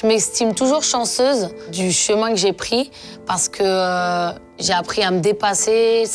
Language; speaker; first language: French; native; French